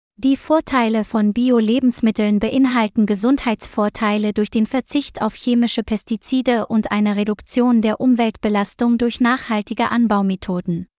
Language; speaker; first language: German; non-native, learner; Vietnamese